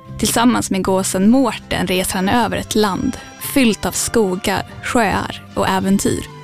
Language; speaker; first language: Swedish; native; Swedish